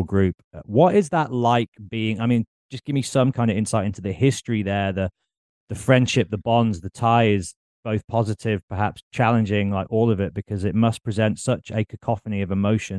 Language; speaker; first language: English; native; English